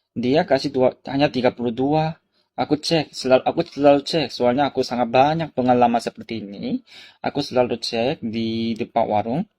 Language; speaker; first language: Indonesian; non-native, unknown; Korean